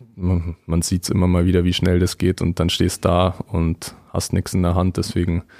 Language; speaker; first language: German; native; German